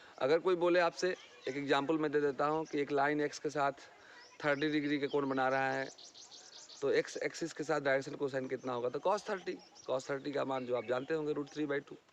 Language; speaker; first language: Hindi; native; Hindi